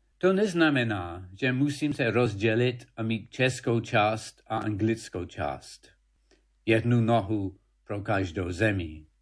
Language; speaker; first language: Czech; non-native, fluent; English